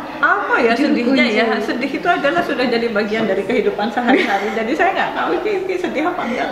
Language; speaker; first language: Indonesian; native; Indonesian